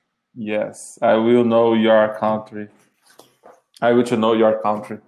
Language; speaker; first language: English; non-native, learner; Portuguese